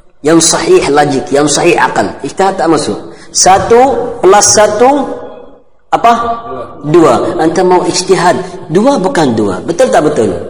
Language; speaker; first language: Malay; non-native, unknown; Arabic